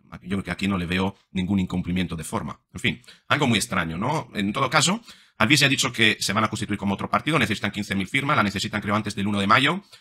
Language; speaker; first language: Spanish; non-native, fluent; Italian